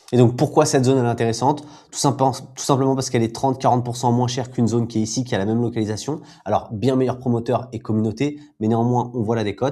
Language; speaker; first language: French; native; French